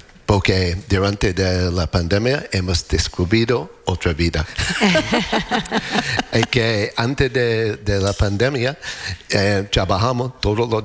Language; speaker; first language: Spanish; non-native, learner; English